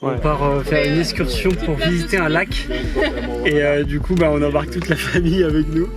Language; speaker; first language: French; native; French